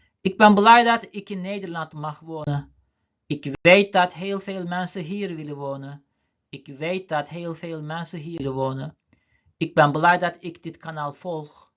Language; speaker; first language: Dutch; non-native, learner; Turkish